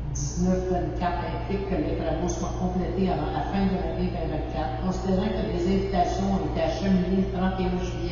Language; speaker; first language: French; native; French